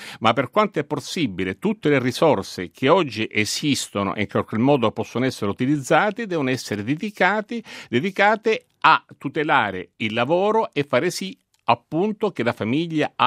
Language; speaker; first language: Italian; native; Italian